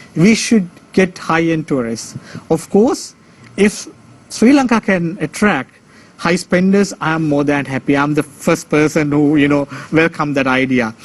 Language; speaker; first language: English; non-native, local second language; Sinhala